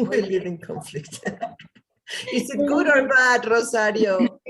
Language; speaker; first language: English; non-native, fluent; Spanish